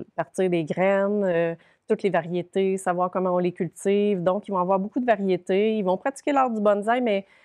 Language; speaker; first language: French; native; French